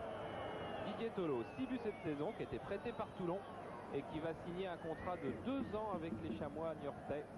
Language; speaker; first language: French; native; French